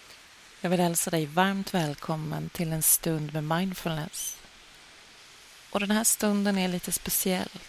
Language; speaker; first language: Swedish; native; Swedish